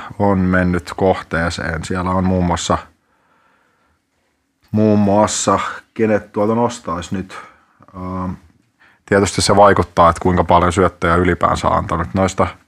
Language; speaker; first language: Finnish; native; Finnish